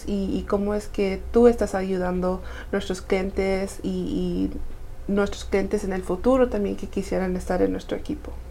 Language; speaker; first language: Spanish; early bilingual, heritage; Spanish